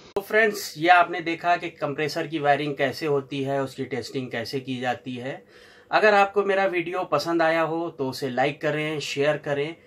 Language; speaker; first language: Hindi; native; Hindi